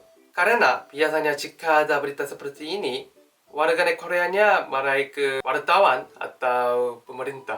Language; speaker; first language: Indonesian; non-native, learner; Korean